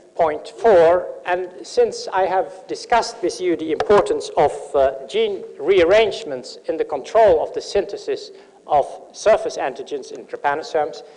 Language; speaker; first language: English; non-native, fluent; Dutch